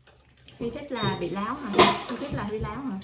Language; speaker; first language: Vietnamese; native; Vietnamese